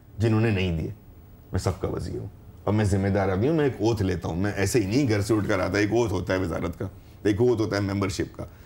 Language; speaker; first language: Urdu; native; Urdu